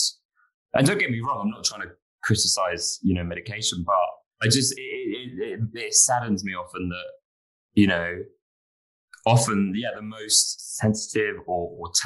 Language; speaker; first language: English; native; English